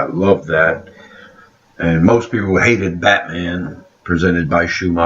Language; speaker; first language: English; native; English